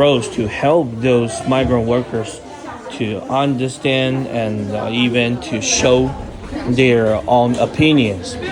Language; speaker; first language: English; non-native, fluent; Chinese